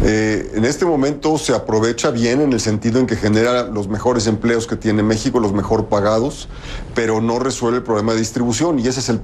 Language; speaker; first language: Spanish; native; Spanish